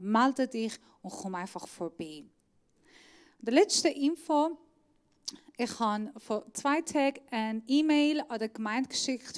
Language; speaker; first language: German; non-native, fluent; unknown